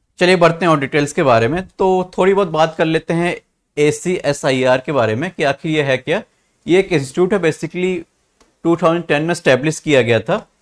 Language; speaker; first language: Hindi; native; Hindi